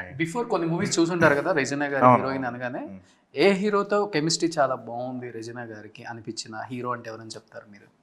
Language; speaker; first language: Telugu; native; Telugu